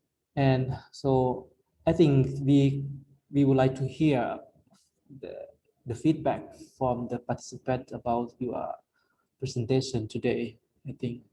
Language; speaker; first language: English; non-native, fluent; Lao